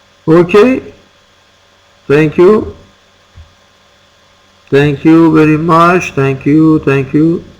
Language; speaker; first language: English; non-native, fluent; Persian